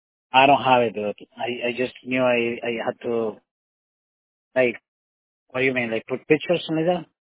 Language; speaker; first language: English; non-native, learner; Spanish